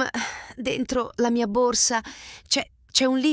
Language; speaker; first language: Italian; non-native, learner; English